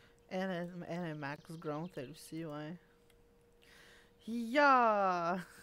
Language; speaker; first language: French; native; French